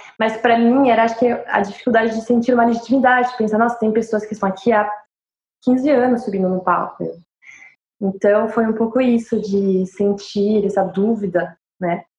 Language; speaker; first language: Portuguese; non-native, fluent; French